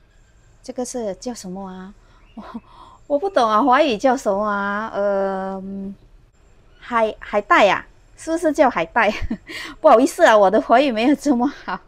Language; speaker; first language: Chinese; non-native, learner; Indonesian